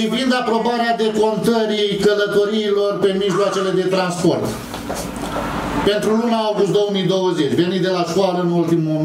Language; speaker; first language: Romanian; native; Romanian